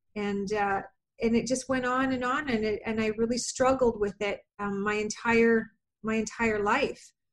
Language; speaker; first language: English; native; English